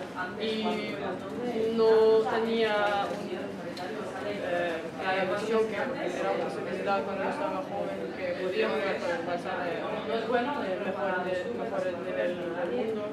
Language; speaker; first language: Spanish; non-native, learner; Norwegian